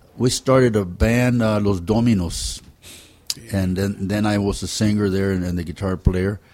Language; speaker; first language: English; early bilingual, other home language; Spanish